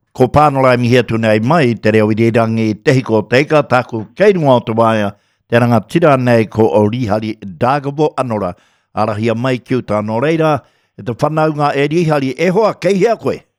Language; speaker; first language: Māori; native; Māori